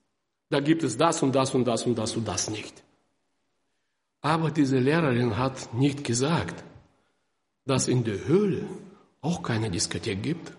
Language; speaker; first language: German; non-native, fluent; Russian